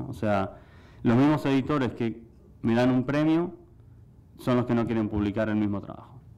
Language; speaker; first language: Spanish; native; Spanish